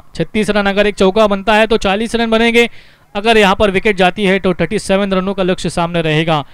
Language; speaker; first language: Hindi; non-native, local second language; Marathi